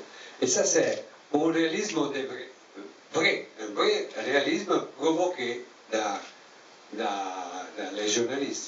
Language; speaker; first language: French; non-native, learner; Italian